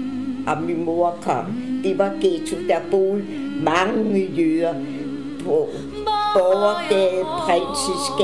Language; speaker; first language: Danish; early bilingual, other home language; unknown